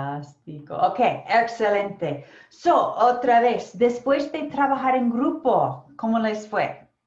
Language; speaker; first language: Spanish; non-native, fluent; English